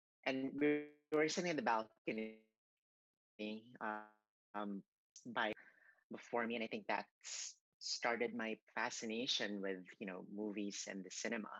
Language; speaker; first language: English; non-native, local second language; Cebuano